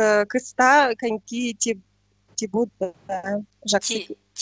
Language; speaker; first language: Kazakh; non-native, learner; Russian